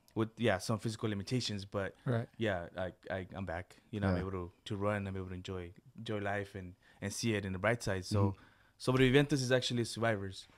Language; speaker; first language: English; early bilingual, other home language; Spanish